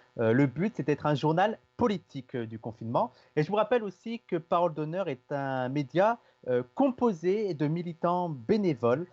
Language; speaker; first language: French; native; French